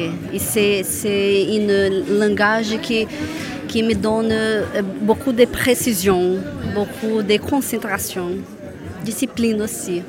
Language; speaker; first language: French; non-native, fluent; Portuguese